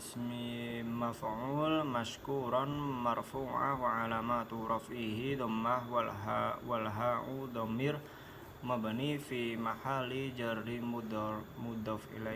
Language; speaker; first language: Arabic; non-native, learner; Indonesian